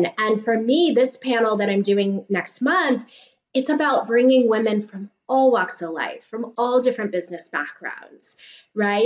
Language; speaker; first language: English; native; English